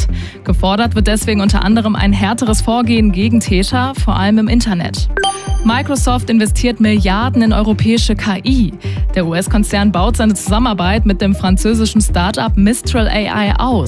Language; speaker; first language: German; native; German